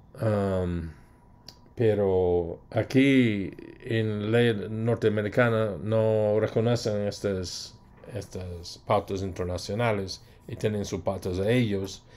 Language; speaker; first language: Spanish; non-native, fluent; English